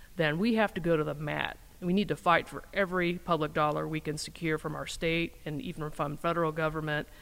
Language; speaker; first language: English; native; English